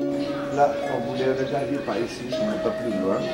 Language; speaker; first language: French; non-native, learner; Burmese